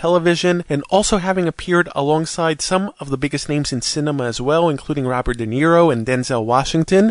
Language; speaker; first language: English; early bilingual, other home language; Greek